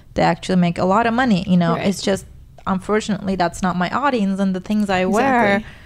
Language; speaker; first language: English; non-native, fluent; Turkish